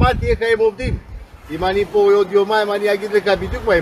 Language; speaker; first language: Hebrew; non-native, learner; Romanian